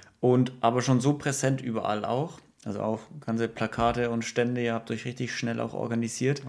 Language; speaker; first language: German; native; German